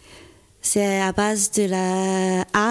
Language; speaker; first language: French; non-native, learner; Korean